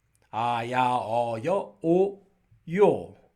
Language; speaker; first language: Korean; non-native, local second language; Filipino